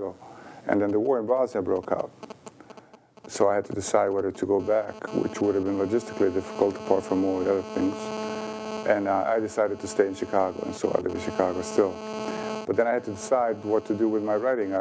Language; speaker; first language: English; non-native, fluent; Bosnian